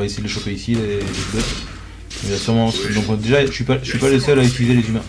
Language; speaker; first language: French; native; French